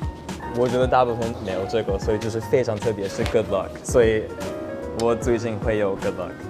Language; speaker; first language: Chinese; non-native, fluent; English